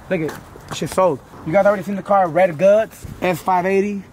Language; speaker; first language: English; early bilingual, other home language; Spanish